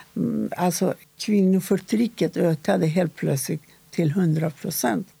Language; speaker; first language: Swedish; non-native, fluent; Persian